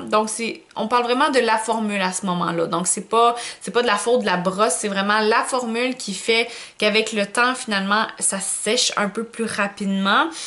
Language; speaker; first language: French; native; French